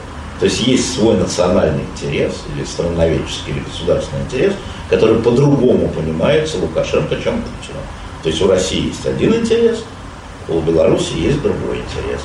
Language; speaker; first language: Russian; native; Russian